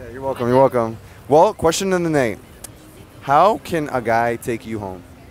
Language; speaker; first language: English; early bilingual, other home language; Spanish